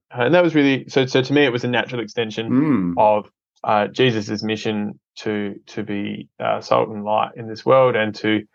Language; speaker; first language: English; native; English